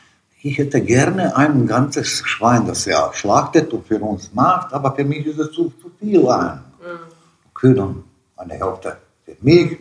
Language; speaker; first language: German; non-native, fluent; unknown